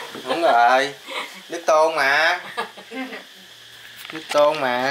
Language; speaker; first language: Vietnamese; native; Vietnamese